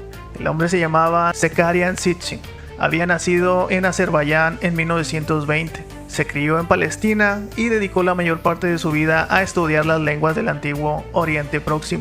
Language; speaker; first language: Spanish; native; Spanish